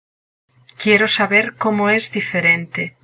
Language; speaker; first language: Spanish; non-native, learner; English